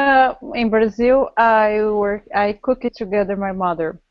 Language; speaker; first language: English; non-native, learner; Portuguese